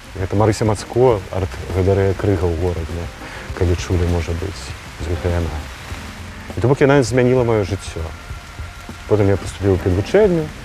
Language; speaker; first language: Belarusian; non-native, local second language; Russian